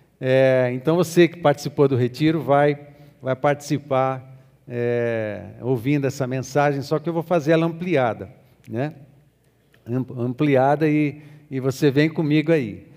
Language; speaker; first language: Portuguese; native; Portuguese